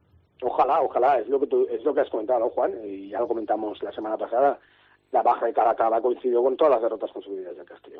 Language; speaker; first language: Spanish; native; Spanish